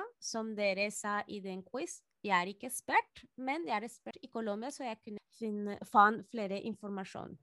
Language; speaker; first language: Norwegian; non-native, fluent; Spanish